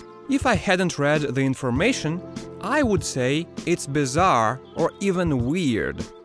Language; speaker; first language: English; non-native, fluent; Russian